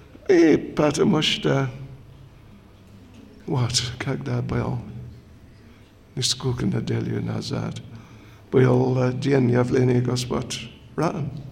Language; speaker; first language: Russian; non-native, learner; English